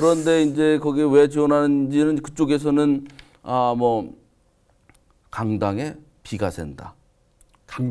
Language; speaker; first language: Korean; native; Korean